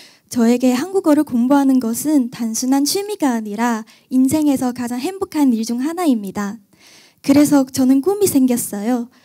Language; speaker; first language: Korean; non-native, fluent; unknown